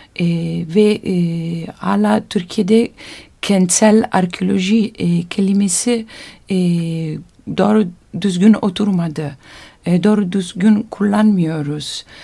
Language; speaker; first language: Turkish; non-native, learner; Italian